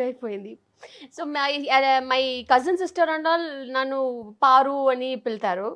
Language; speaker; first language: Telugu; non-native, fluent; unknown